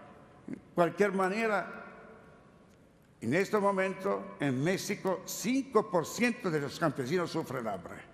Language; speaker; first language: Spanish; non-native, learner; Italian